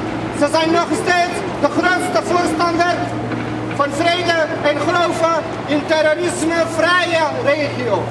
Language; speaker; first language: Dutch; non-native, fluent; Persian